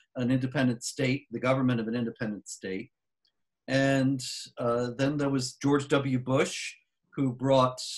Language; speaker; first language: English; native; English